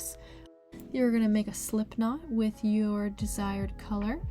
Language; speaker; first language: English; native; English